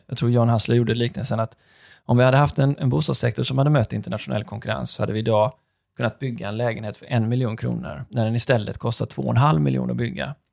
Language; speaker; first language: Swedish; native; Swedish